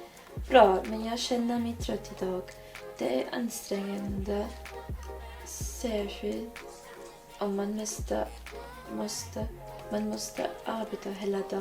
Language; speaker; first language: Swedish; non-native, learner; English